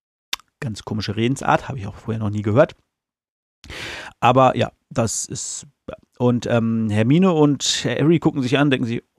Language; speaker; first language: German; native; German